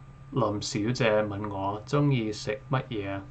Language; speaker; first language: Cantonese; non-native, learner; English